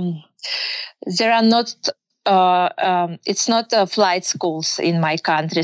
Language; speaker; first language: English; non-native, learner; Russian